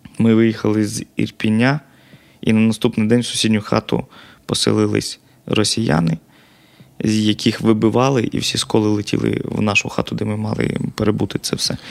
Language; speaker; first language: Ukrainian; native; Ukrainian